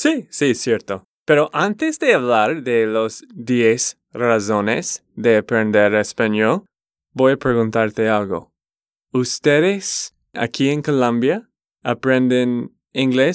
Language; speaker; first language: Spanish; non-native, learner; English